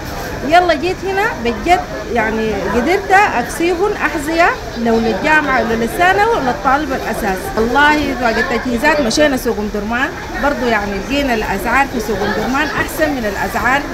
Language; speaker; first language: Arabic; native; Arabic